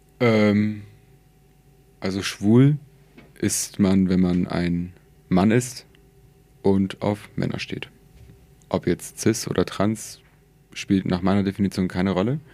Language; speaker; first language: German; early bilingual, other home language; Persian